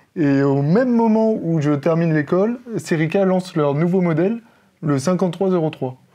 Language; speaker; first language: French; native; French